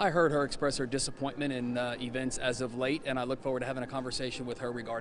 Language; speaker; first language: English; native; English